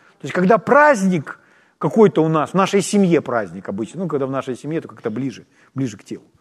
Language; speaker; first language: Russian; non-native, local second language; Ukrainian